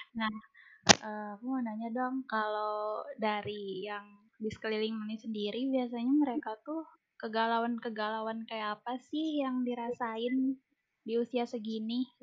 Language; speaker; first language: Indonesian; non-native, local second language; Banjar